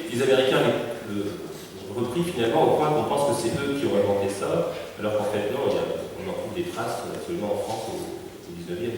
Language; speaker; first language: French; native; French